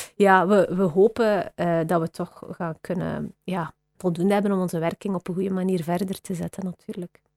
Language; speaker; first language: Dutch; native; Dutch